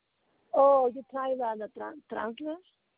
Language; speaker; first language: English; non-native, learner; Spanish